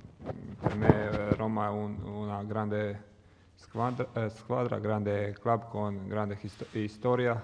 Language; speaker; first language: Italian; non-native, learner; Croatian